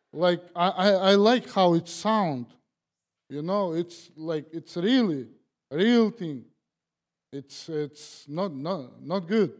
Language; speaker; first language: English; non-native, learner; Kazakh